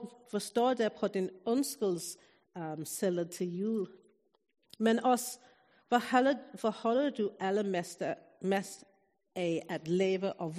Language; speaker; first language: Danish; non-native, fluent; English